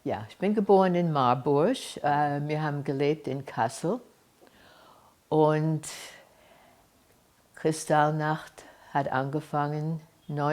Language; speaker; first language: German; early bilingual, heritage; German